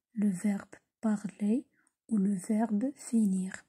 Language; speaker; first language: French; non-native, local second language; Arabic